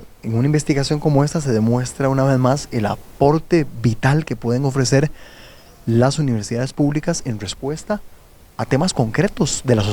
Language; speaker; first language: Spanish; native; Spanish